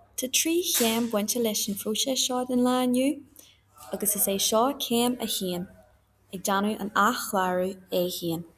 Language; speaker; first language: Irish; native; Irish